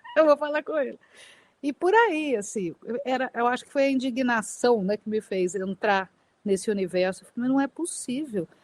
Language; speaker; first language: Portuguese; native; Portuguese